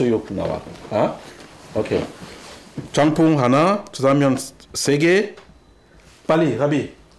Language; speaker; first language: Korean; non-native, learner; French